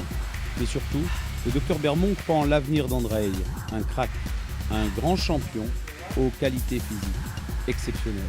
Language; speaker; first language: French; native; French